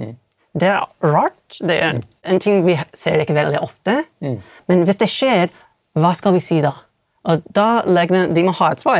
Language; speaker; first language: Swedish; non-native, fluent; English